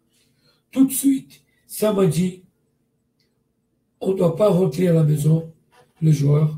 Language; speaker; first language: French; non-native, learner; Portuguese